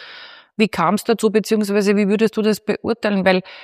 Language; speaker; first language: German; native; German